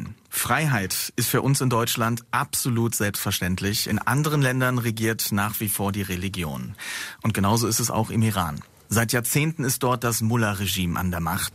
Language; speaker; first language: German; native; German